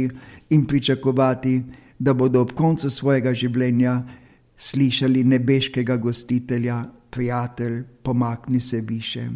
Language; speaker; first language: Slovenian; native; Slovenian